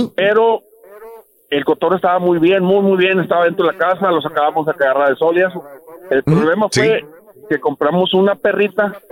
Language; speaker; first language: Spanish; native; Spanish